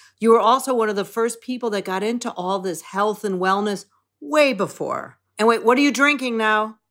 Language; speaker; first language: English; native; English